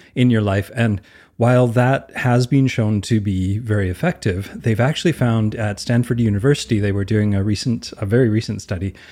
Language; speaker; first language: English; native; English